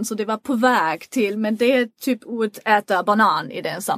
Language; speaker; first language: Swedish; non-native, fluent; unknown